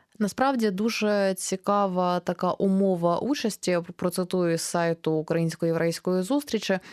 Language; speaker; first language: Ukrainian; native; Ukrainian